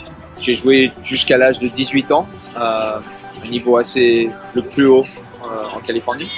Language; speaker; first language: French; early bilingual, heritage; French